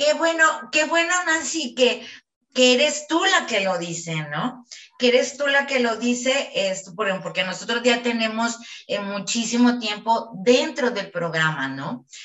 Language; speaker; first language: Spanish; native; Spanish